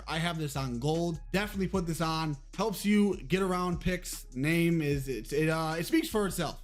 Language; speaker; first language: English; native; English